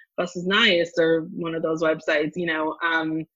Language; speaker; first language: English; native; English